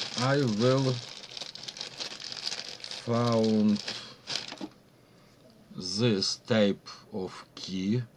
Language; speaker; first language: English; non-native, learner; Ukrainian